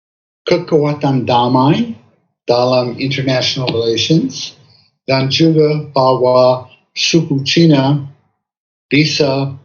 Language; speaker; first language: Indonesian; non-native, fluent; English